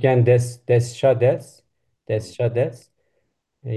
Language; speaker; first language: German; non-native, learner; Turkish